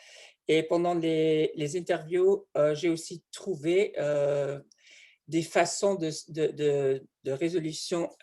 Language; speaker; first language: French; non-native, fluent; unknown